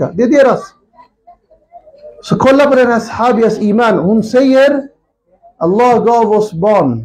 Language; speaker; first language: Swedish; non-native, local second language; Urdu